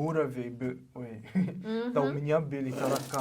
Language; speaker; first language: Russian; non-native, learner; English